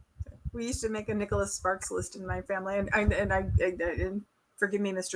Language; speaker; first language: English; native; English